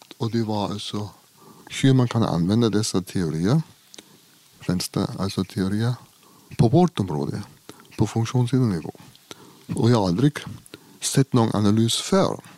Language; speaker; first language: Swedish; non-native, fluent; German